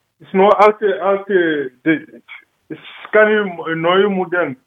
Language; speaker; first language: German; non-native, learner; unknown